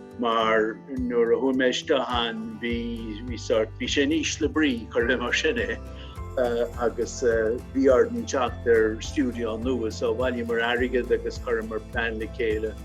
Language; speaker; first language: Irish; non-native, local second language; English